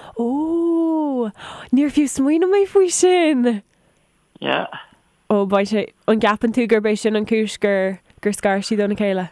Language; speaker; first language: Irish; non-native, local second language; English